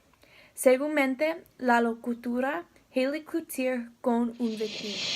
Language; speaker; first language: Spanish; non-native, learner; English